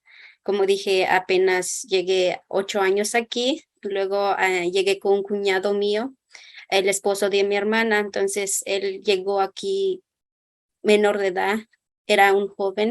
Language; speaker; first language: Spanish; non-native, local second language; Kʼicheʼ